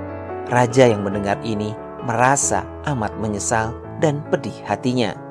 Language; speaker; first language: Indonesian; native; Indonesian